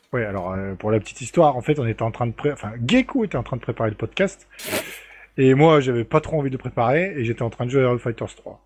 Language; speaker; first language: French; native; French